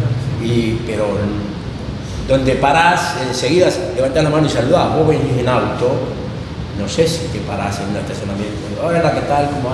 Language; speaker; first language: Spanish; native; Spanish